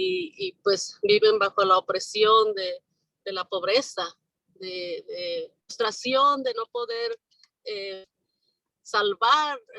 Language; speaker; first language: Spanish; native; Spanish